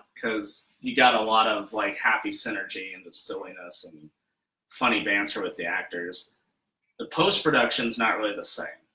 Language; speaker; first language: English; native; English